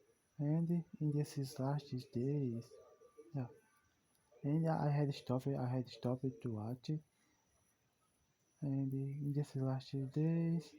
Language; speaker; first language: English; non-native, learner; Portuguese